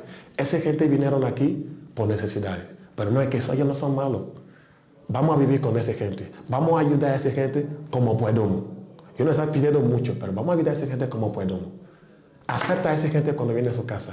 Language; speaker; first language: Spanish; non-native, learner; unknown